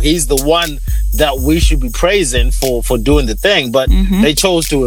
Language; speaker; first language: English; non-native, local second language; Shona